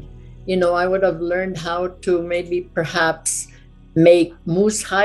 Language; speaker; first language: English; non-native, fluent; Cree